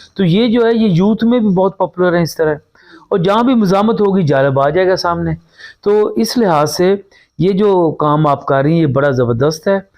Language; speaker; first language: Urdu; non-native, local second language; Punjabi